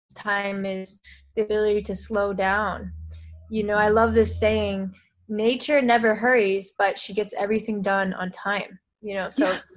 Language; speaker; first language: English; native; English